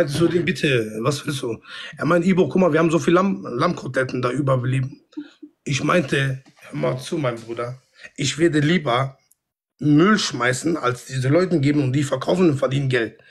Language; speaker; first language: German; non-native, fluent; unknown